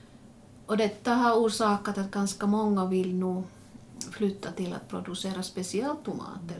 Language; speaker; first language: Swedish; non-native, local second language; Finnish